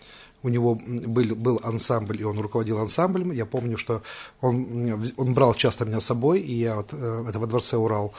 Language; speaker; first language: Russian; native; Russian